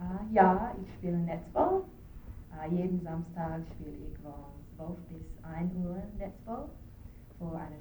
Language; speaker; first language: German; non-native, learner; English